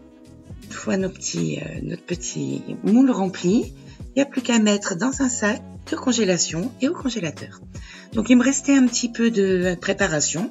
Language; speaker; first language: French; native; French